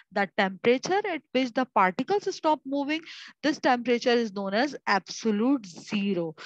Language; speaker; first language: English; non-native, local second language; Urdu